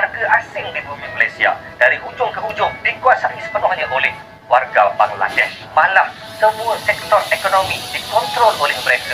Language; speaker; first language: Malay; native; Malay